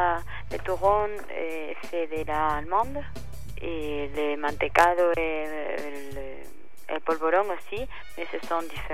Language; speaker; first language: French; non-native, fluent; Spanish